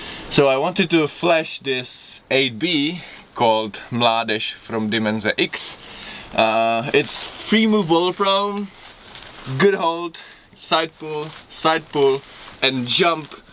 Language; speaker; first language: English; non-native, fluent; Czech